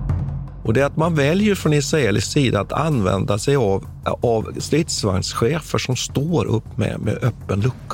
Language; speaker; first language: Swedish; native; Swedish